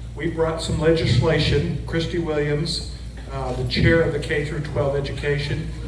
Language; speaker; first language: English; native; English